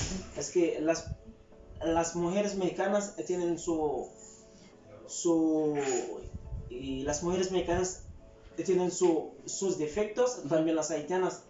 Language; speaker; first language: Spanish; non-native, fluent; Haitian Creole